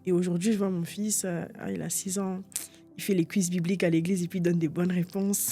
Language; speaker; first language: French; early bilingual, other home language; Portuguese